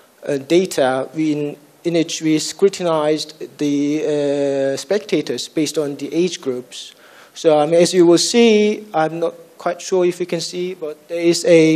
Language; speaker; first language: English; non-native, fluent; Korean